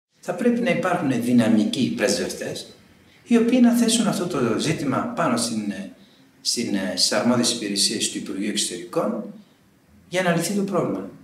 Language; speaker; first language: Greek; early bilingual, heritage; Greek